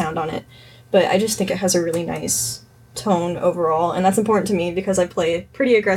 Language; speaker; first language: English; native; English